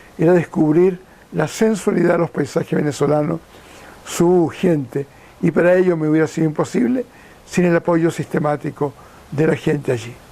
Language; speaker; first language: Spanish; native; Spanish